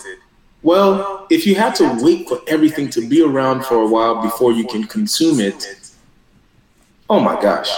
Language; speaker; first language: English; non-native, local second language; Yoruba